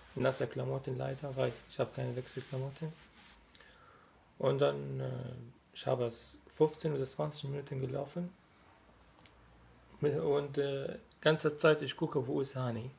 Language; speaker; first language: German; non-native, learner; Arabic